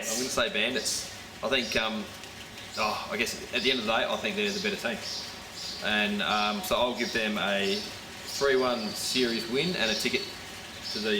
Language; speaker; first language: English; native; English